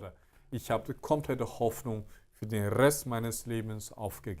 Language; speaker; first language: German; non-native, fluent; Chinese